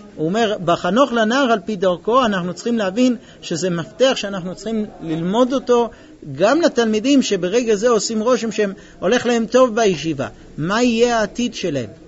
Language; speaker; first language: Hebrew; non-native, fluent; English